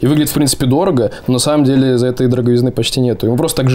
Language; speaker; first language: Russian; native; Russian